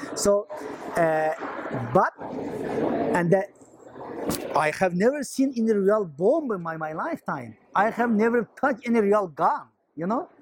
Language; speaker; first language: English; non-native, learner; Chinese